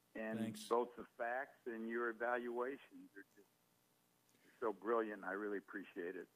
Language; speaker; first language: English; native; English